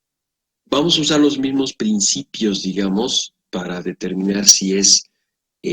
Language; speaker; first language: Spanish; native; Spanish